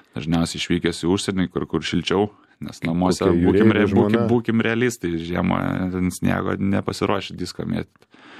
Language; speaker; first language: Lithuanian; native; Lithuanian